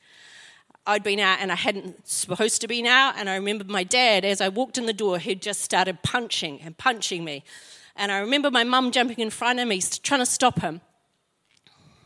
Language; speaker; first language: English; native; English